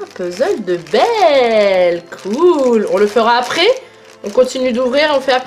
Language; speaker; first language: French; native; French